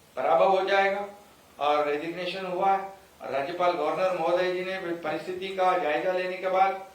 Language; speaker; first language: Hindi; non-native, local second language; Marathi